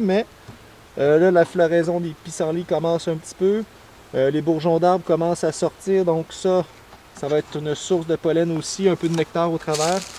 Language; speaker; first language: French; native; French